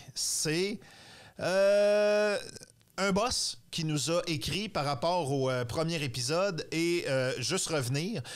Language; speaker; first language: French; native; French